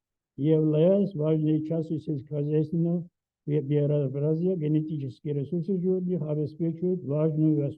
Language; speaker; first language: Russian; native; Russian